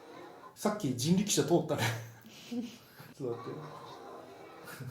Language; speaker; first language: Japanese; native; Japanese